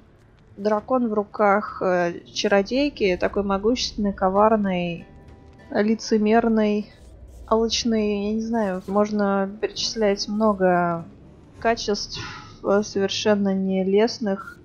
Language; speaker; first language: Russian; native; Russian